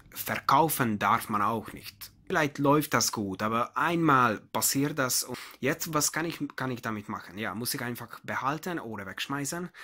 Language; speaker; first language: German; non-native, learner; Hungarian